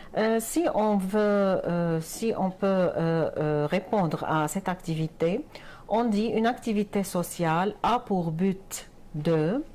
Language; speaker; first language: French; non-native, fluent; Arabic